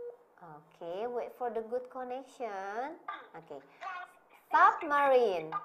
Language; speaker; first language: English; non-native, learner; Indonesian